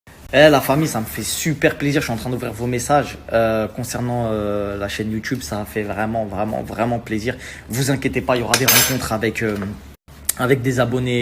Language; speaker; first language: French; native; French